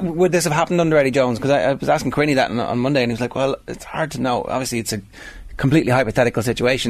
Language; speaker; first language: English; native; English